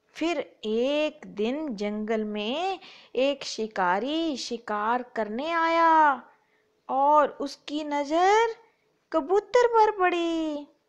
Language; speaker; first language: Hindi; non-native, local second language; Punjabi